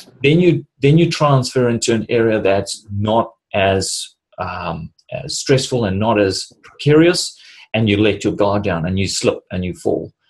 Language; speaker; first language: English; native; English